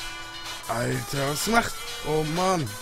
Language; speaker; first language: German; native; German